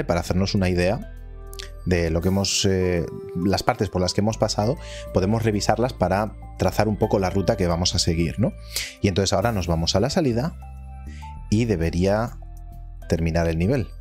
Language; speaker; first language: Spanish; native; Spanish